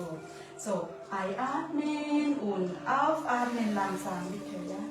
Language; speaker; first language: German; non-native, learner; Thai